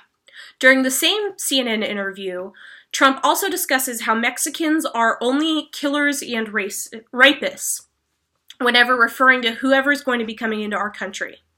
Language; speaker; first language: English; native; English